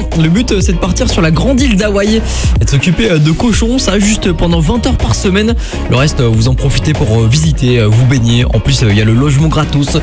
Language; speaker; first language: French; native; French